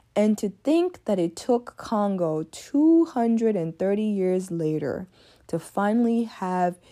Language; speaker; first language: English; early bilingual, other home language; French